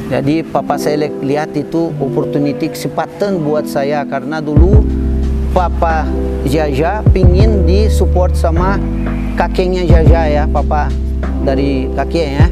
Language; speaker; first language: Indonesian; non-native, fluent; Portuguese